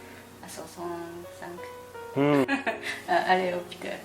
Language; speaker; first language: French; non-native, learner; Japanese